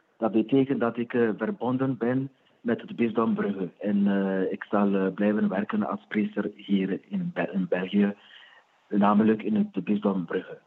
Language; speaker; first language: Dutch; non-native, fluent; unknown